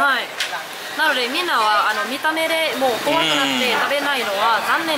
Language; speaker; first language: Japanese; non-native, fluent; Vietnamese